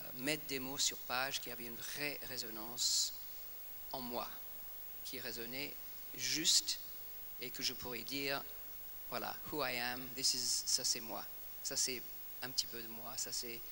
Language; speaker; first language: French; non-native, fluent; English